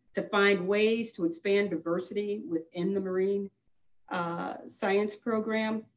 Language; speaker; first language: English; native; English